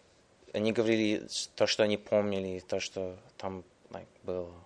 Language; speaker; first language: Russian; early bilingual, heritage; English